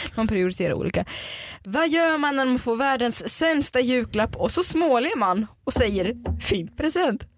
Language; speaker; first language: Swedish; non-native, fluent; Russian